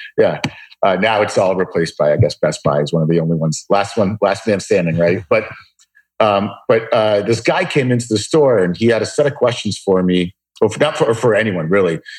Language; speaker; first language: English; early bilingual, other home language; Russian